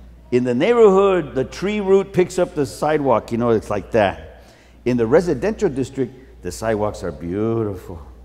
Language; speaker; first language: English; early bilingual, other home language; Spanish